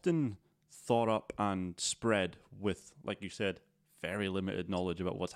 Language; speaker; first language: English; native; English